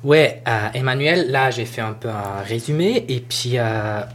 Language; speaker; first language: French; non-native, local second language; German